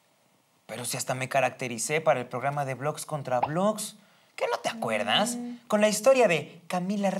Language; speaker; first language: Spanish; native; Spanish